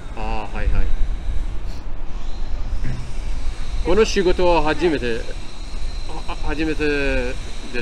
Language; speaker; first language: Japanese; non-native, learner; Khmer